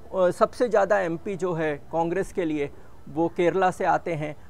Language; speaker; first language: Hindi; non-native, local second language; Marathi